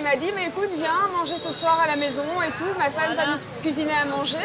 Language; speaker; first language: French; native; French